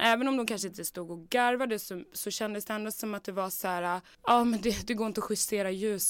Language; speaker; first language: Swedish; native; Swedish